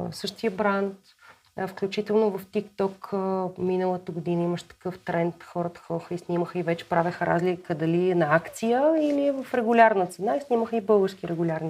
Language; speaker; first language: Bulgarian; native; Bulgarian